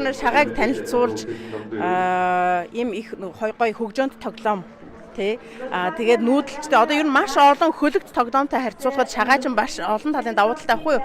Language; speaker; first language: Mongolian; native; Mongolian